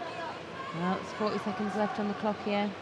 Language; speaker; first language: English; native; English